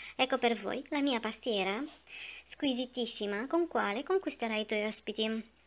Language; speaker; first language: Italian; non-native, fluent; Romanian